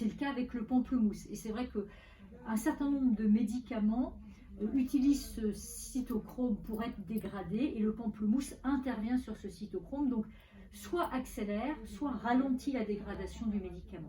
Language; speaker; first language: French; native; French